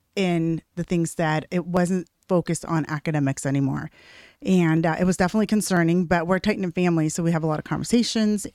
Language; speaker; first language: English; early bilingual, other home language; Norwegian